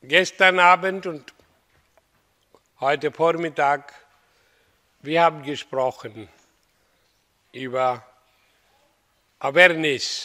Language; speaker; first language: German; non-native, fluent; Hindi